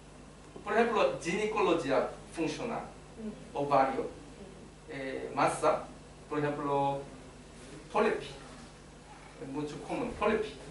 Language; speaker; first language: Spanish; non-native, learner; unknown